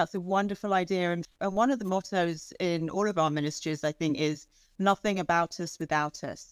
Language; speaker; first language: English; native; English